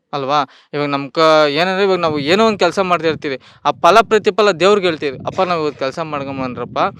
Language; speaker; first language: Kannada; native; Kannada